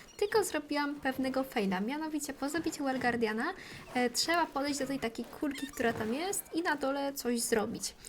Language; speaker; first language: Polish; native; Polish